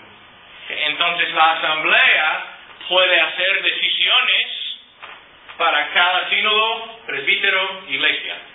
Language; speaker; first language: Spanish; non-native, fluent; English